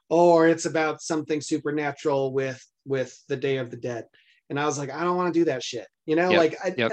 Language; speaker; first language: English; native; English